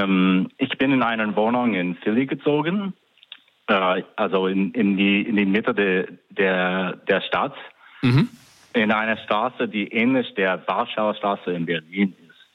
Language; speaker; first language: German; non-native, fluent; English